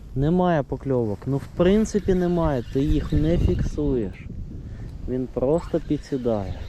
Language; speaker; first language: Ukrainian; non-native, local second language; Russian